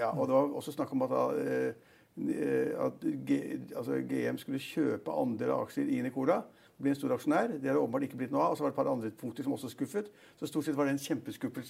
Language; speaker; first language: Norwegian; native; Norwegian